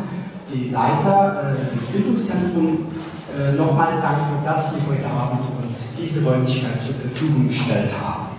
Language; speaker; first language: German; early bilingual, other home language; Turkish